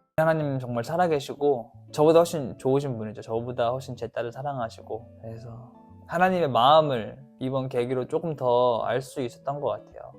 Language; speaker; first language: Korean; native; Korean